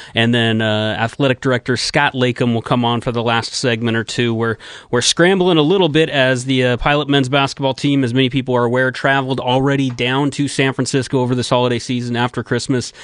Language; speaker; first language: English; native; English